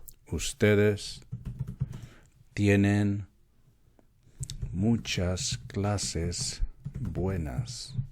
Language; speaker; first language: Spanish; early bilingual, heritage; Spanish